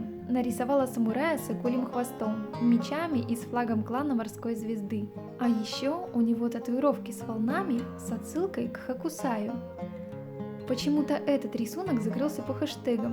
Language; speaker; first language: Russian; native; Russian